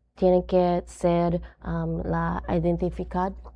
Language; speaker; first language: Spanish; non-native, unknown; English